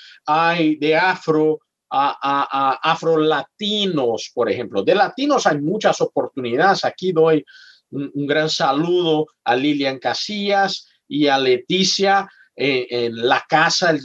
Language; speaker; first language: Spanish; non-native, fluent; Portuguese